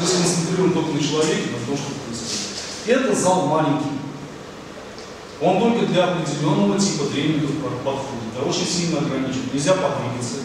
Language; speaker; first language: Russian; native; Russian